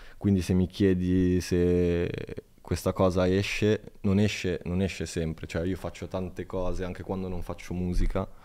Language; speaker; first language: Italian; native; Italian